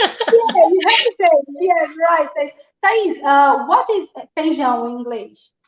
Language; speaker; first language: English; non-native, learner; Portuguese